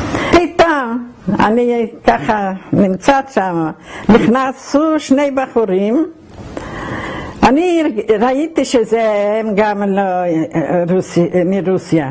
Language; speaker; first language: Hebrew; non-native, fluent; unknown